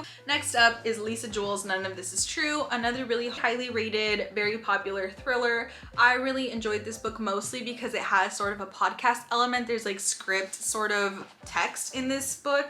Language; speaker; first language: English; native; English